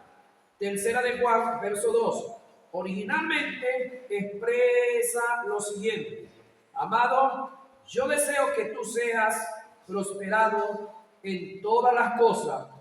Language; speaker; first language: Spanish; native; Spanish